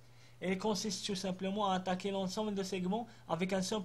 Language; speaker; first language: French; non-native, local second language; Arabic